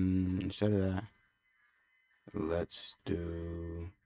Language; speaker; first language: English; native; English